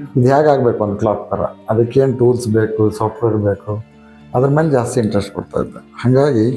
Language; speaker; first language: Kannada; native; Kannada